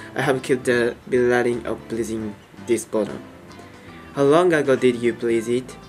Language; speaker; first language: English; non-native, learner; Japanese